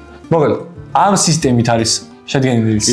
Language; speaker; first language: Georgian; native; Georgian